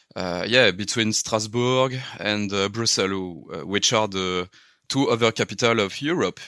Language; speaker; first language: English; non-native, learner; French